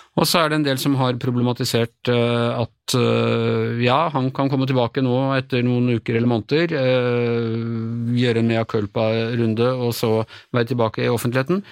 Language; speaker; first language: Norwegian; native; Norwegian